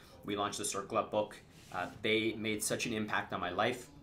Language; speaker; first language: English; native; English